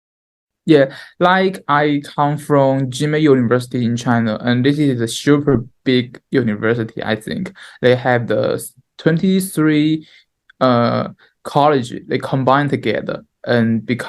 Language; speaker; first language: English; non-native, learner; Chinese